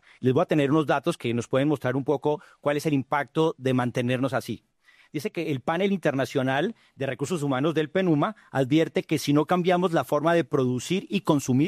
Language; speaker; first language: Spanish; native; Spanish